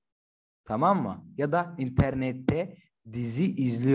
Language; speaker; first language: Turkish; non-native, fluent; Somali